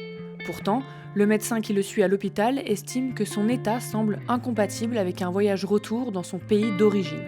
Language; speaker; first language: French; native; French